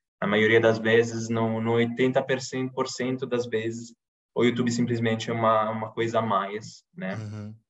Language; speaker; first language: Portuguese; non-native, fluent; Italian